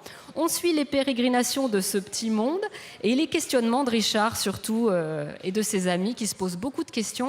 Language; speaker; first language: French; native; French